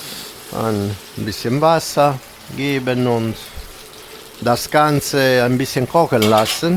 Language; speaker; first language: German; non-native, fluent; Italian